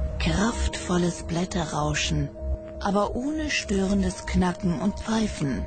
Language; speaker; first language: German; native; German